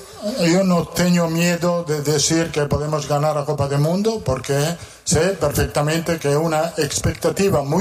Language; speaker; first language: Portuguese; non-native, fluent; Italian